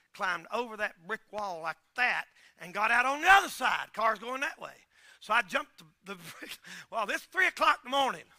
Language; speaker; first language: English; native; English